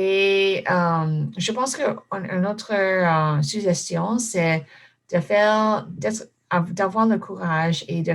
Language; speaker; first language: French; non-native, fluent; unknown